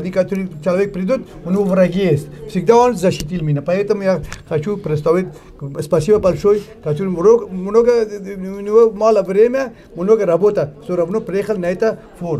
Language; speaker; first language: Russian; non-native, learner; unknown